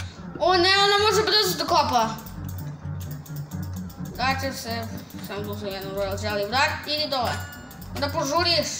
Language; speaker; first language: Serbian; early bilingual, heritage; Serbian